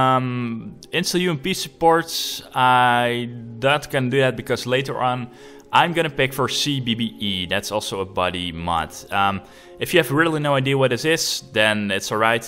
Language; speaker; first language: English; non-native, fluent; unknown